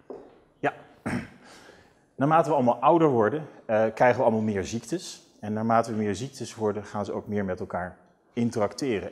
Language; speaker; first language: Dutch; native; Dutch